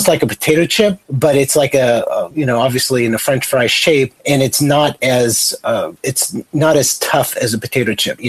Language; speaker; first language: English; native; English